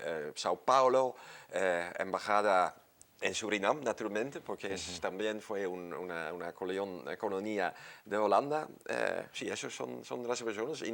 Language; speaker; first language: Spanish; non-native, fluent; Dutch